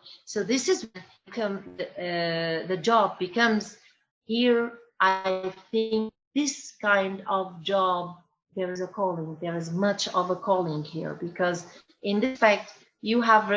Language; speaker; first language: English; non-native, fluent; Arabic